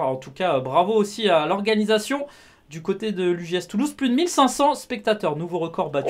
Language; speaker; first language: French; native; French